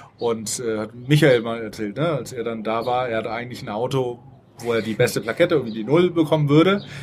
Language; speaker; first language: German; native; German